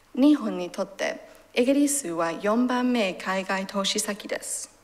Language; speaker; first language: Japanese; non-native, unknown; English